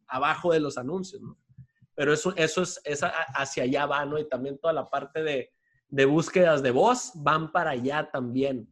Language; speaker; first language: Spanish; native; Spanish